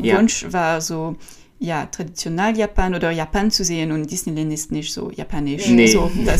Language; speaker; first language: German; non-native, learner; French